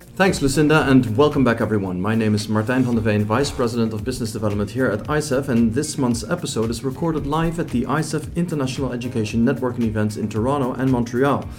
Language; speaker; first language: English; non-native, fluent; Dutch